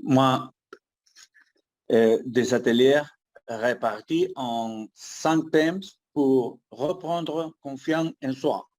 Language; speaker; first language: French; non-native, learner; Spanish